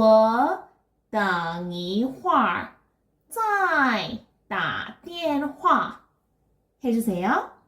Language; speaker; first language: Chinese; non-native, fluent; Korean